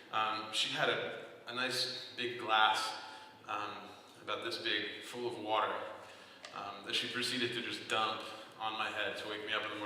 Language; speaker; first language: English; native; English